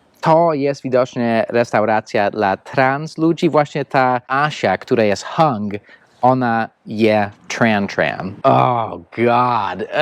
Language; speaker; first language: Polish; non-native, fluent; English